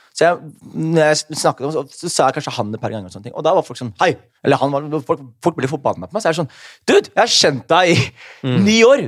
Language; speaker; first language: Norwegian; early bilingual, other home language; Somali